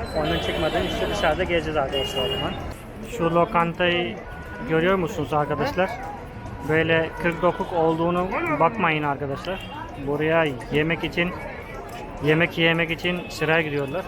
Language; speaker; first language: Turkish; non-native, fluent; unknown